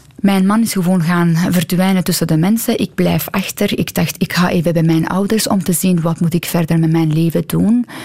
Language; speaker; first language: Dutch; non-native, fluent; Persian